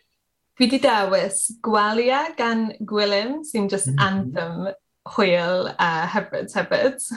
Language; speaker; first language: Welsh; non-native, learner; English